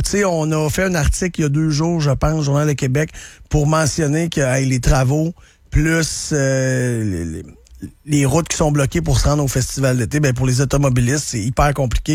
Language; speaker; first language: French; native; French